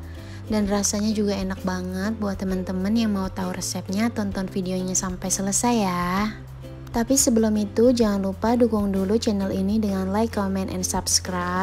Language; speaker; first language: Indonesian; native; Indonesian